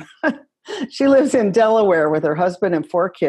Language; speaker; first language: English; native; English